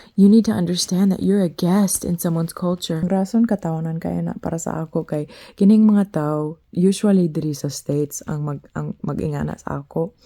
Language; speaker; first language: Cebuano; early bilingual, other home language; English